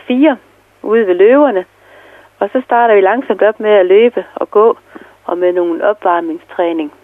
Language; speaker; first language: Danish; native; Danish